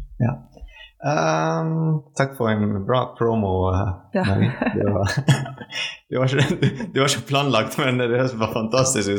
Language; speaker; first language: Norwegian; non-native, fluent; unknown